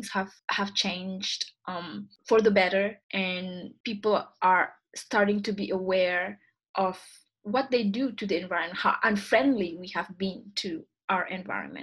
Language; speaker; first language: English; non-native, fluent; Indonesian